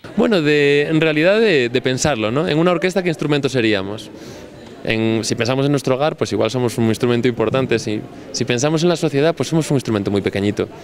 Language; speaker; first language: Spanish; native; Spanish